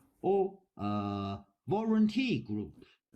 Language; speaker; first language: English; non-native, learner; Chinese